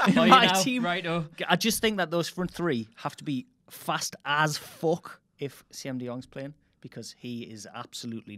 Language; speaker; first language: English; native; English